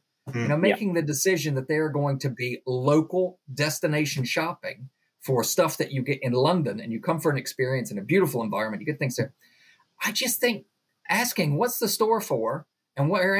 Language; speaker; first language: English; native; English